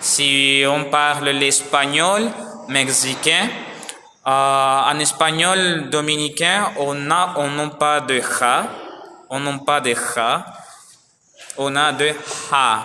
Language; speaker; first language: French; non-native, learner; Spanish